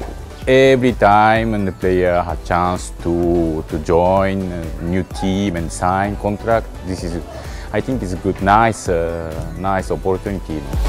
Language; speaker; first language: English; non-native, learner; Japanese